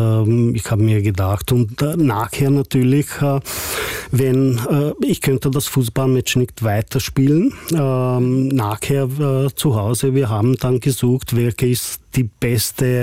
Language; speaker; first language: German; non-native, fluent; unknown